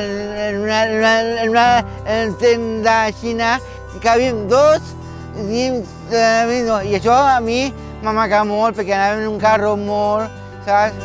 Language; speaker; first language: Catalan; non-native, local second language; Spanish